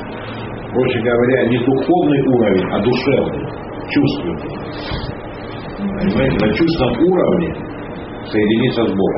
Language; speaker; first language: Russian; native; Russian